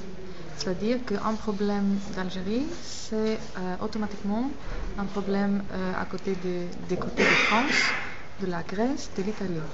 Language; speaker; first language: French; non-native, fluent; Greek